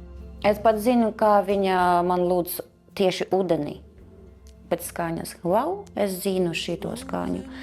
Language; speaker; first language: Latvian; non-native, local second language; Russian